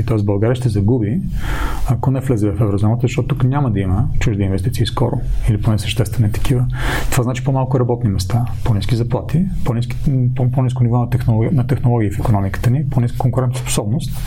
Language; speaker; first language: Bulgarian; native; Bulgarian